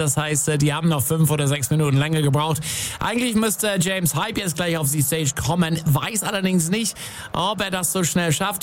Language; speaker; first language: German; native; German